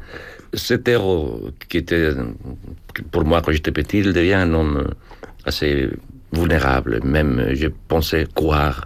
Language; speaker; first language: French; non-native, fluent; Spanish